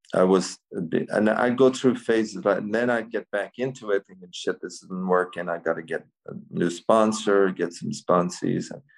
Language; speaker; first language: English; native; English